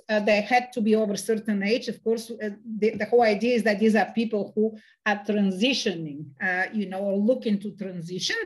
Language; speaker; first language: English; non-native, fluent; Bulgarian